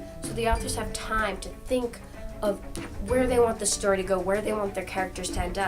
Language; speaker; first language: English; native; English